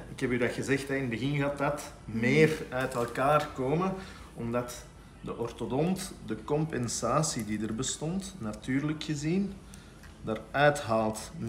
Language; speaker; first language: Dutch; native; Dutch